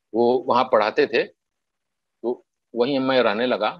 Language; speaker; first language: Hindi; native; Hindi